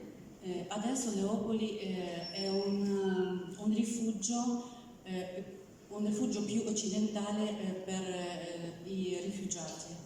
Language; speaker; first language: Italian; non-native, learner; Ukrainian